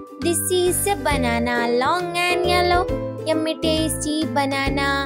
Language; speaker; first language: English; non-native, local second language; Malayalam